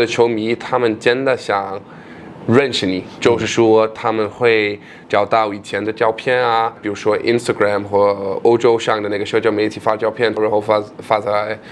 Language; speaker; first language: Chinese; non-native, fluent; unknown